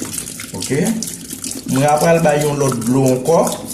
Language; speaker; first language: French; non-native, local second language; Haitian Creole